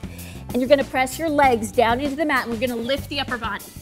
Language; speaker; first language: English; native; English